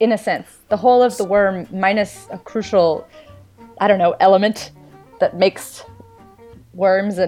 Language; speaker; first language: English; early bilingual, other home language; Tamil